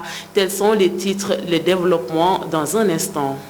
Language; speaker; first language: French; non-native, local second language; Wolof